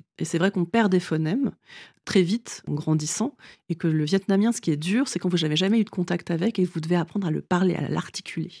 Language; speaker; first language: French; early bilingual, other home language; Vietnamese